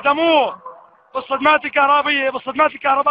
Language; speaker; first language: Arabic; native; Arabic